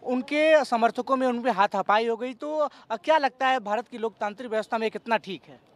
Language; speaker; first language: Hindi; native; Hindi